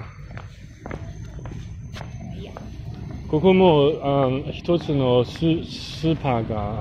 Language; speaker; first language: Japanese; non-native, learner; English